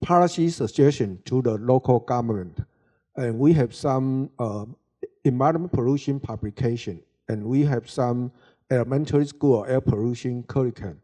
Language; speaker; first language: English; non-native, learner; Chinese